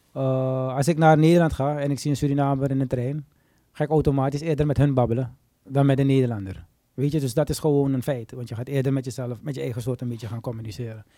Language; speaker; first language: Dutch; native; Dutch